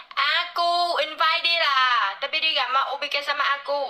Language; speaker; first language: Indonesian; non-native, learner; Vietnamese